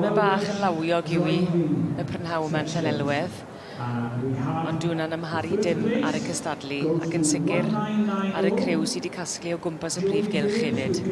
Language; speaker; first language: Welsh; native; Welsh